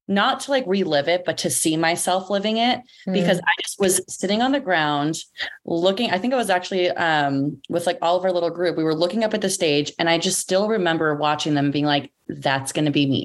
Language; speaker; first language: English; early bilingual, other home language; Greek